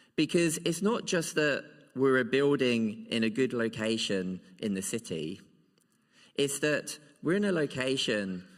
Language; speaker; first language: English; native; English